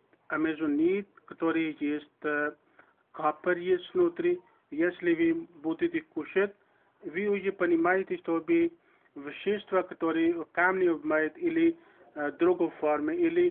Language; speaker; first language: Russian; non-native, learner; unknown